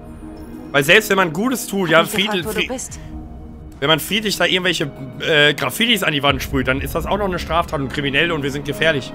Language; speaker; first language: German; native; German